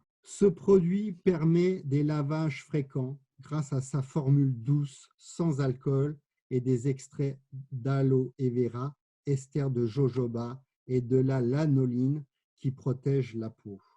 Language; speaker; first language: French; native; French